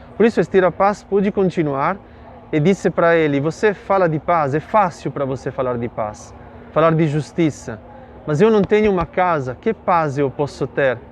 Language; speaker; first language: Portuguese; non-native, fluent; Italian